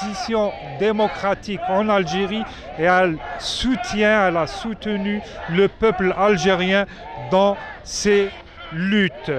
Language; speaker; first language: French; non-native, local second language; Arabic